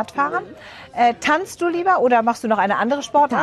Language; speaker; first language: German; native; German